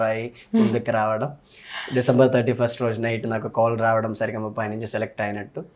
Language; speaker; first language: Telugu; non-native, local second language; Malayalam